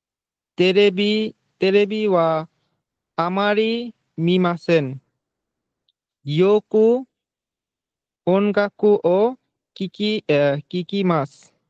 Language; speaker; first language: Japanese; non-native, learner; Bangla